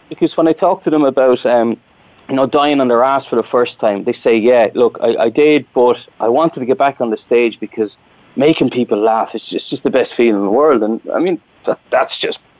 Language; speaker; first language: English; native; English